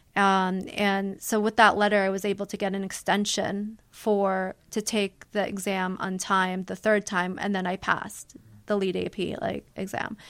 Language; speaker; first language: English; native; English